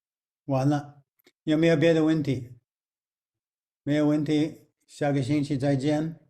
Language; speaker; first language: Chinese; non-native, fluent; English